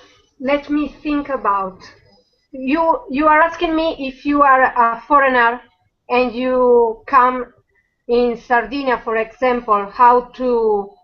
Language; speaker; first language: English; non-native, learner; Italian